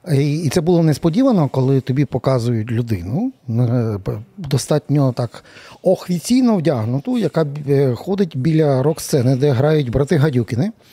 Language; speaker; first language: Ukrainian; native; Ukrainian